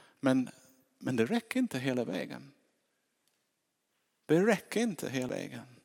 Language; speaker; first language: Swedish; non-native, fluent; English